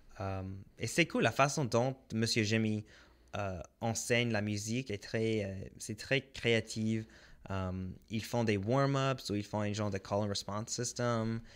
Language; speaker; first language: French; non-native, local second language; English